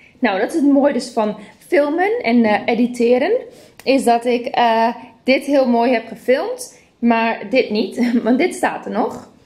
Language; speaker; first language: Dutch; non-native, fluent; Spanish